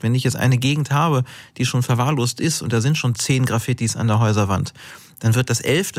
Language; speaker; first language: German; native; German